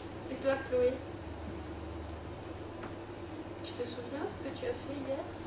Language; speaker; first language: French; native; French